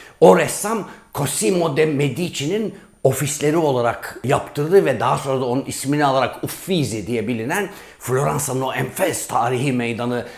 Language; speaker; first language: Turkish; native; Turkish